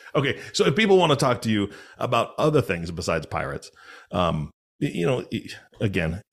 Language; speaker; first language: English; native; English